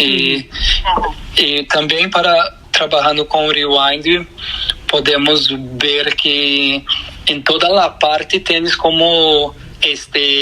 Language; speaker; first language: Spanish; non-native, fluent; Portuguese